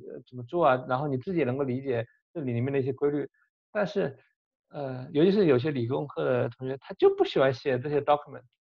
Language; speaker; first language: Chinese; native; Chinese